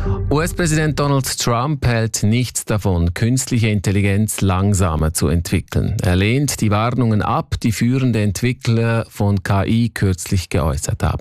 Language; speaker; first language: German; native; German